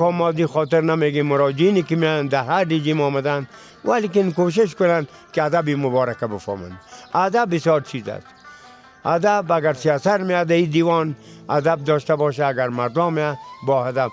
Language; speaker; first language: Persian; native; Persian